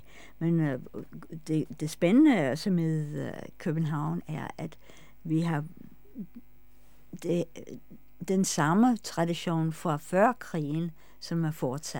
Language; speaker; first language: Danish; non-native, fluent; English